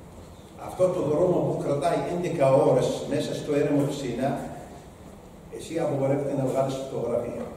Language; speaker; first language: Greek; non-native, learner; Arabic